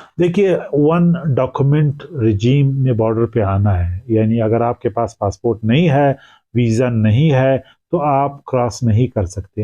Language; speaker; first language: Urdu; non-native, local second language; Pashto